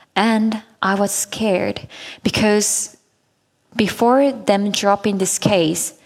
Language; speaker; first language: English; non-native, fluent; Japanese